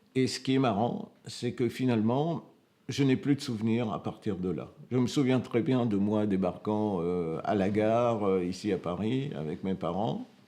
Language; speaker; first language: French; early bilingual, other home language; Romanian